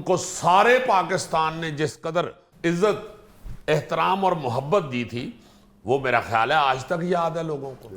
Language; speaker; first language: Urdu; native; Urdu